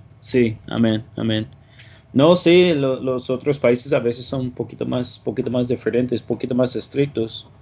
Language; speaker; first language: Spanish; non-native, fluent; English